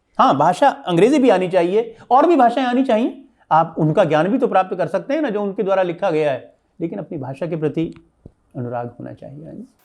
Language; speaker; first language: Hindi; native; Hindi